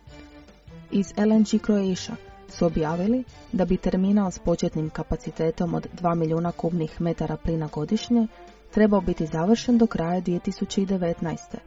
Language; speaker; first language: Croatian; native; Croatian